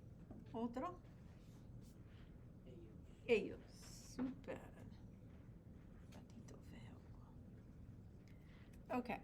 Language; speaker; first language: Spanish; non-native, fluent; English